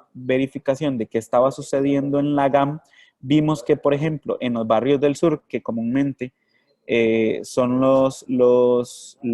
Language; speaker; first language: Spanish; native; Spanish